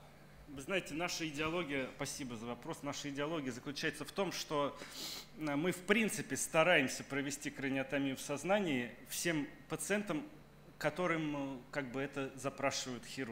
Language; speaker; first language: Russian; native; Russian